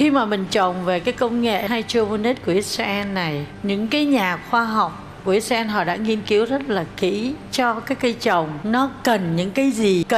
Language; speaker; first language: Vietnamese; native; Vietnamese